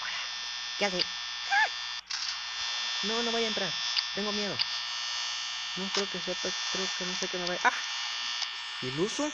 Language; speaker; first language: Spanish; native; Spanish